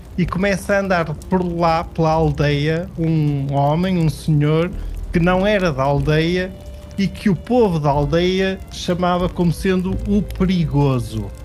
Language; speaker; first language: Portuguese; early bilingual, heritage; Portuguese